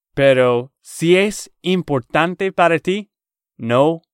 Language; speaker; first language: Spanish; non-native, learner; English